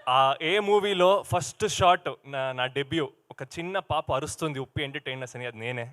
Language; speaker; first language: Telugu; non-native, learner; Kannada